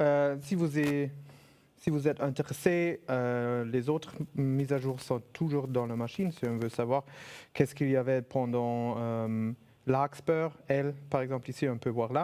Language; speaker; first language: French; non-native, fluent; German